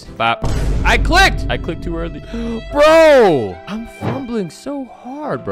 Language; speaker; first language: English; native; English